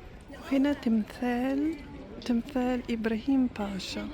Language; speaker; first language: Arabic; non-native, fluent; German